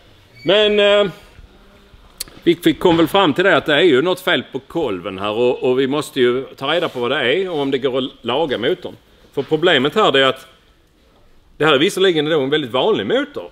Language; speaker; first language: Swedish; native; Swedish